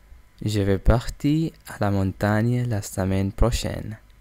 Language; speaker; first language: French; non-native, learner; English